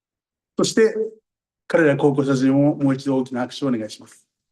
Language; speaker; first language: Japanese; native; Japanese